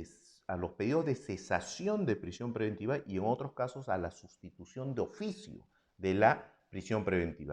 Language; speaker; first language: Spanish; native; Spanish